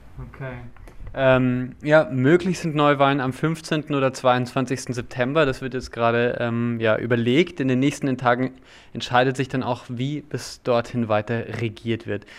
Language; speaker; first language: German; native; German